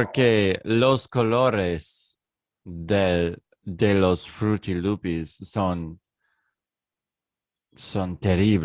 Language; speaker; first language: Spanish; non-native, learner; English